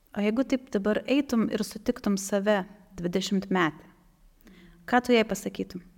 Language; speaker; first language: Lithuanian; native; Lithuanian